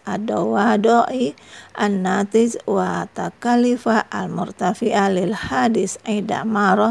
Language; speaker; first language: Arabic; non-native, fluent; Indonesian